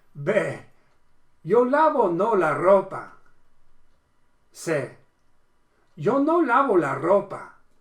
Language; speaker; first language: Spanish; non-native, fluent; English